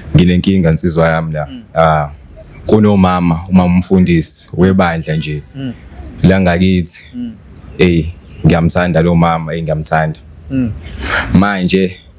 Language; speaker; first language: Zulu; native; Zulu